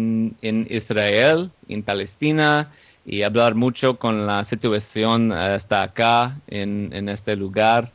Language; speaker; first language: Spanish; non-native, learner; English